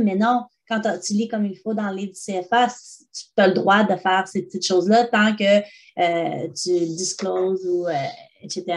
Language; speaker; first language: French; native; French